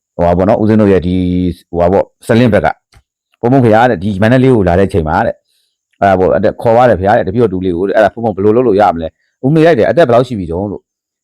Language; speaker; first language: Burmese; native; Burmese